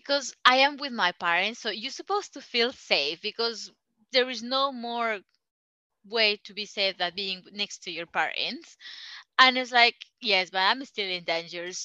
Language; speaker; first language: English; non-native, learner; Spanish